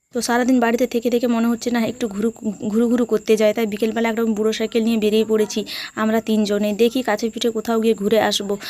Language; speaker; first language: Bangla; non-native, local second language; Santali